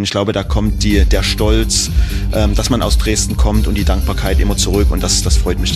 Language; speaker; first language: German; native; German